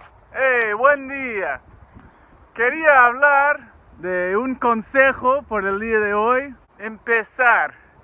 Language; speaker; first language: Spanish; non-native, learner; English